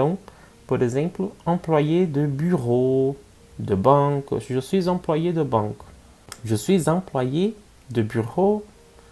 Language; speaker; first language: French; non-native, fluent; Portuguese